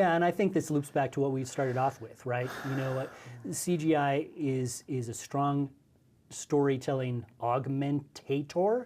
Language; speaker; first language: English; native; English